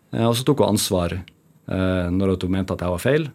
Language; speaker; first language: Norwegian; native; Norwegian